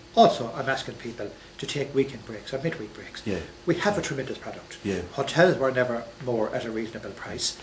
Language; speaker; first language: English; native; English